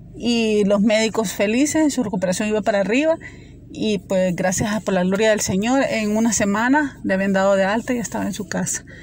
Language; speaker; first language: Spanish; native; Spanish